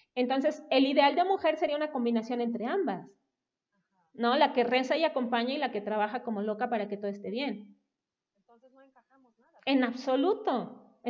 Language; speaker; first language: Spanish; native; Spanish